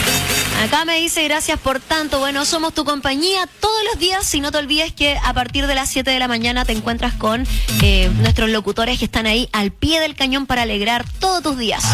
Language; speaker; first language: Spanish; native; Spanish